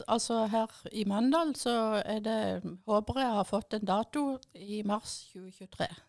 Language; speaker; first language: Norwegian; early bilingual, other home language; German